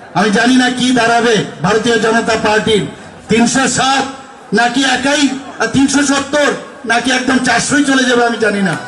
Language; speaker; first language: Bangla; native; Bangla